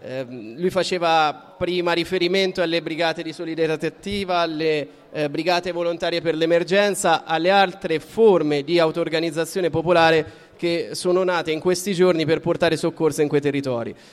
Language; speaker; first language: Italian; native; Italian